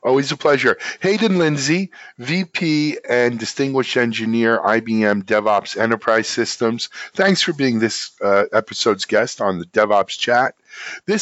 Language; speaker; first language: English; native; English